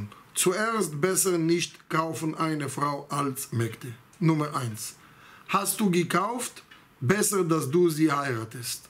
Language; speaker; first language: German; non-native, fluent; Hebrew